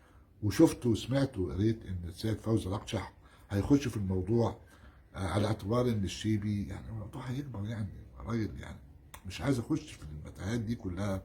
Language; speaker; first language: Arabic; native; Arabic